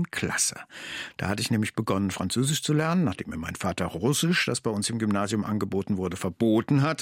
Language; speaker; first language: German; native; German